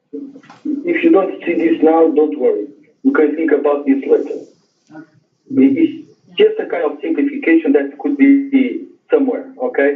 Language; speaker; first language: English; non-native, fluent; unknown